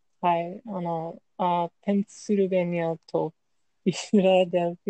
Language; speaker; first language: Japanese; non-native, learner; English